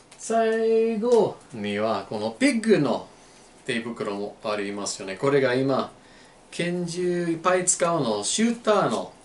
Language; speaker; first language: Japanese; non-native, learner; English